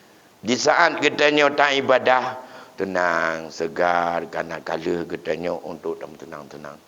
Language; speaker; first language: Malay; non-native, local second language; Achinese